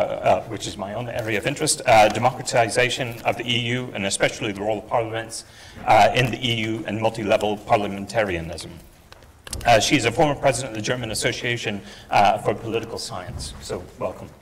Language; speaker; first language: English; native; English